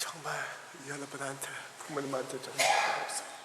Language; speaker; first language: Korean; early bilingual, heritage; Korean